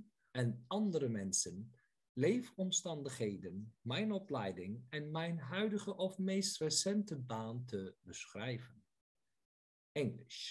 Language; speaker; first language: Dutch; non-native, fluent; Turkish